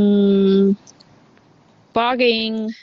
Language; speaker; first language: English; non-native, learner; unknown